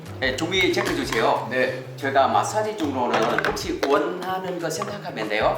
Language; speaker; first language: Korean; non-native, learner; Vietnamese